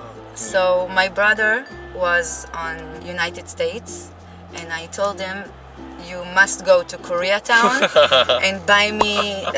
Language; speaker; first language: English; non-native, fluent; Hebrew